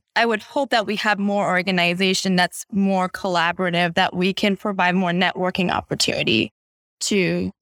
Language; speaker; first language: English; non-native, fluent; Chinese